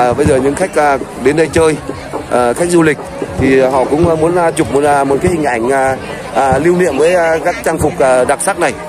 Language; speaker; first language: Vietnamese; non-native, local second language; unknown